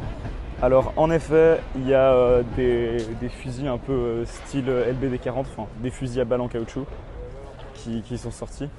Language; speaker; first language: French; native; French